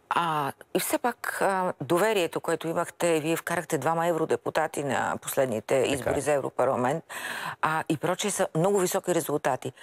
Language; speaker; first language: Bulgarian; native; Bulgarian